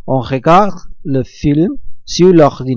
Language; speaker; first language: French; non-native, fluent; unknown